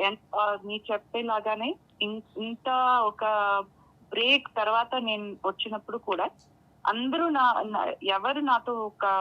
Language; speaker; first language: Telugu; non-native, local second language; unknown